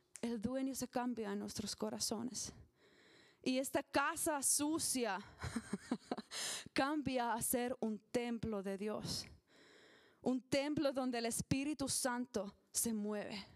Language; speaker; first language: Spanish; non-native, learner; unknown